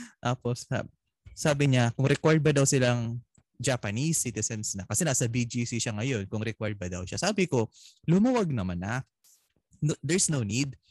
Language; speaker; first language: Filipino; non-native, local second language; Bikol